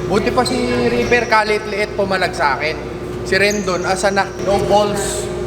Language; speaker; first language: Filipino; native; Filipino